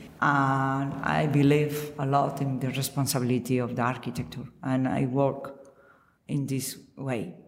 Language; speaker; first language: English; non-native, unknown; Catalan